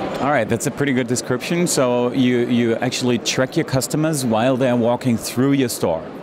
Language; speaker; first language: English; non-native, fluent; German